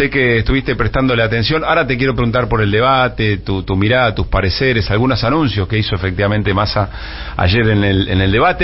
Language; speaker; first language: Spanish; native; Spanish